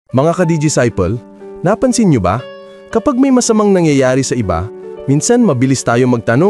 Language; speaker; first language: Filipino; native; Filipino